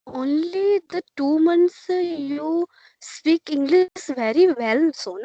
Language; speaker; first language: English; non-native, learner; Hindi